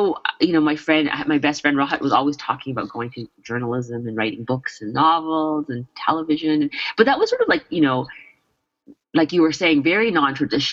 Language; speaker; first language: English; native; English